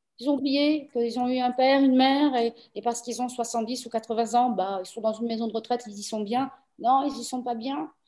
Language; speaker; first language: French; early bilingual, other home language; Portuguese